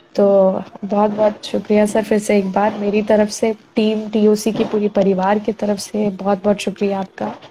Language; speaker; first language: Hindi; native; Hindi